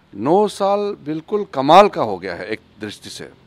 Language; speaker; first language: Hindi; native; Hindi